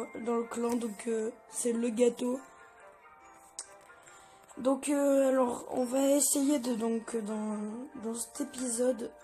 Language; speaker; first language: French; native; French